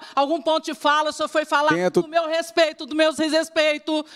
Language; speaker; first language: Portuguese; native; Portuguese